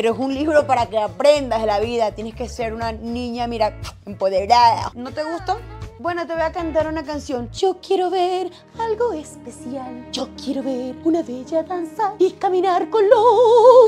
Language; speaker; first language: Spanish; native; Spanish